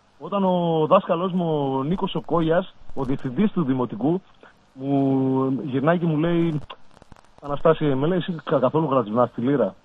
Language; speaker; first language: Greek; native; Greek